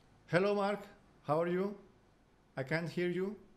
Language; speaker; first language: English; non-native, fluent; Greek